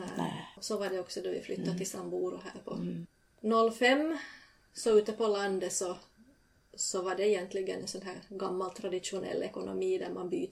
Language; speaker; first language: Swedish; native; Swedish